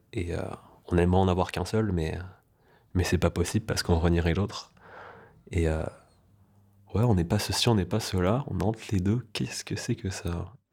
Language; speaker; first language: French; native; French